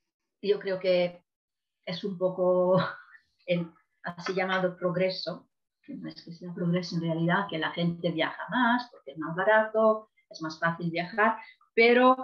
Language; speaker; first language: Spanish; non-native, fluent; Italian